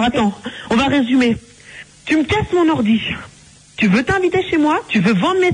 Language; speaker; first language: French; native; French